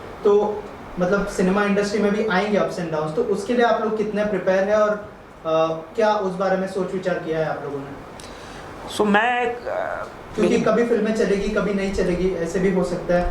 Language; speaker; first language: Hindi; native; Hindi